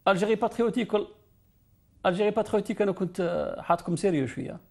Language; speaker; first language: French; non-native, local second language; Arabic